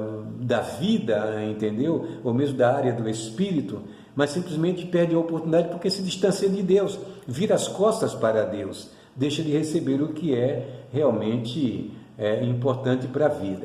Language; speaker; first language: Portuguese; native; Portuguese